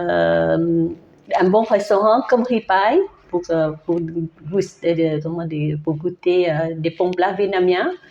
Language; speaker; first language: French; non-native, learner; Vietnamese